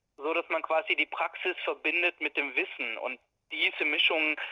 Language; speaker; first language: German; native; German